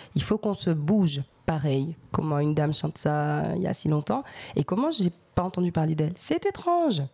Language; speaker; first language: French; native; French